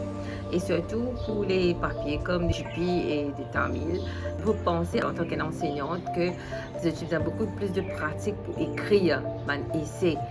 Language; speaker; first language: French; non-native, local second language; Morisyen